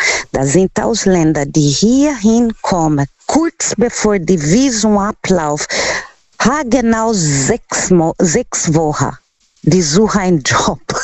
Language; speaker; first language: German; non-native, learner; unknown